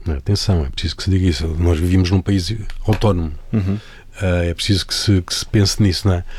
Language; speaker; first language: Portuguese; native; Portuguese